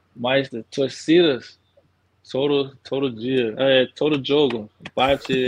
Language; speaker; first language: Portuguese; non-native, learner; English